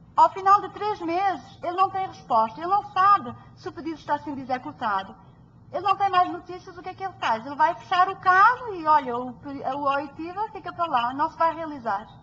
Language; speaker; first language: Portuguese; early bilingual, heritage; Portuguese